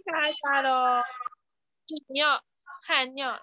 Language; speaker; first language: Korean; non-native, learner; Burmese